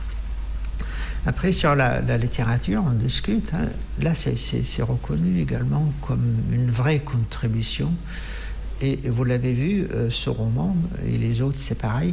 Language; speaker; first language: French; non-native, fluent; Arabic